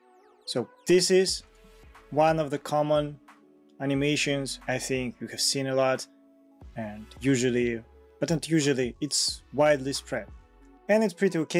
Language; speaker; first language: English; non-native, fluent; Russian